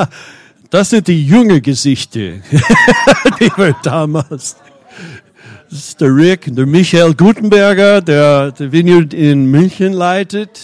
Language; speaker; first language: German; non-native, fluent; English